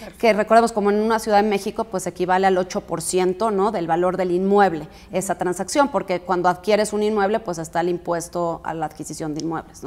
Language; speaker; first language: Spanish; native; Spanish